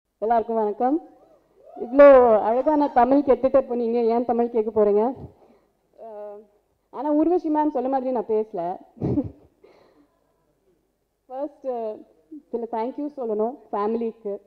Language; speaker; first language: Tamil; non-native, local second language; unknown